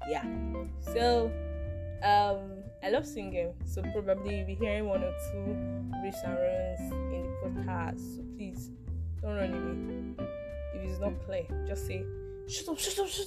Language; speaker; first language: English; non-native, local second language; Igbo